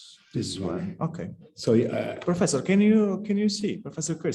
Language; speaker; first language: English; non-native, fluent; Portuguese